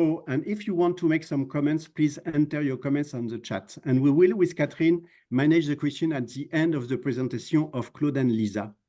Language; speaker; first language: English; non-native, fluent; French